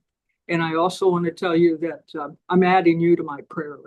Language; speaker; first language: English; native; English